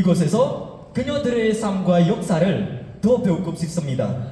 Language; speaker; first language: Korean; non-native, fluent; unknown